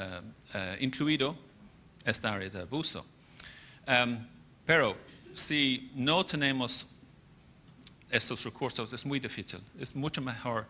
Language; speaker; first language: Spanish; non-native, fluent; English